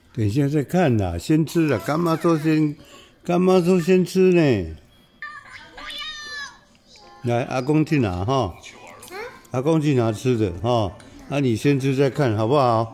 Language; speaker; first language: Chinese; native; Chinese